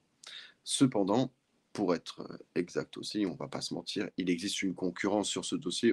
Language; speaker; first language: French; native; French